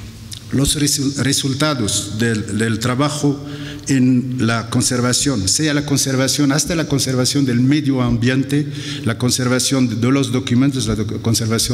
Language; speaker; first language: Spanish; non-native, fluent; Arabic